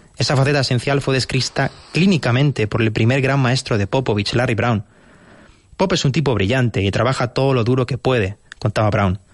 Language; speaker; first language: Spanish; native; Spanish